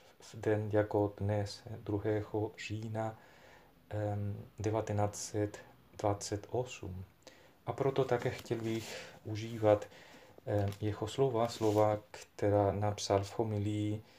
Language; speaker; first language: Czech; non-native, fluent; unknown